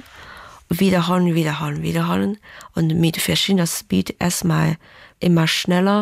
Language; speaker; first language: German; non-native, fluent; Chinese